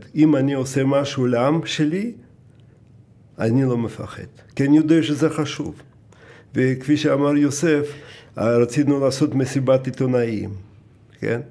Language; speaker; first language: Hebrew; non-native, fluent; Russian